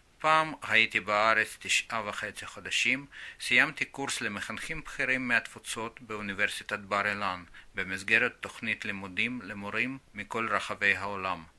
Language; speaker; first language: Hebrew; non-native, fluent; Russian